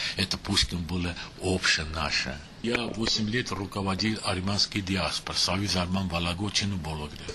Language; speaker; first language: Russian; non-native, local second language; Armenian